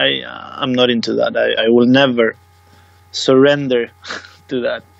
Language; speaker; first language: English; non-native, fluent; Swedish